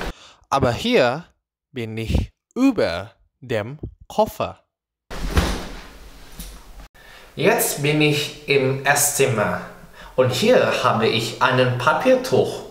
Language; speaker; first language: German; non-native, fluent; Indonesian